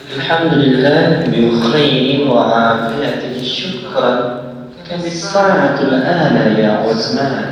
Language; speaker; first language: Arabic; non-native, learner; Indonesian